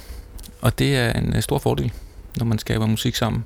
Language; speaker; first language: Danish; native; Danish